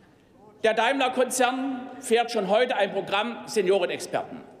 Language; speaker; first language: German; native; German